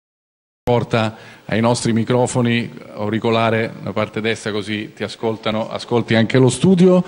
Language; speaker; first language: Italian; native; Italian